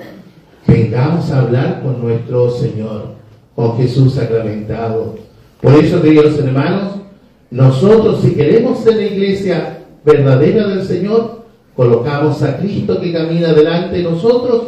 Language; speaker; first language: Spanish; native; Spanish